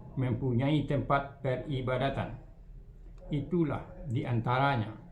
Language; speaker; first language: Malay; non-native, local second language; Minangkabau